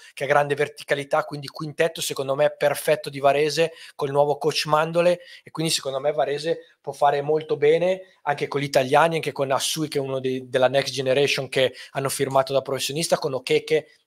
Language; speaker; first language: Italian; native; Italian